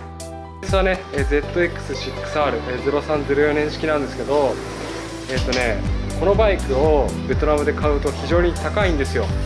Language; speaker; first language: Japanese; native; Japanese